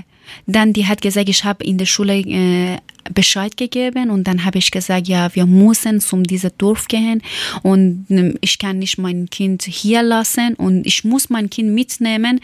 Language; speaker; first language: German; non-native, learner; Persian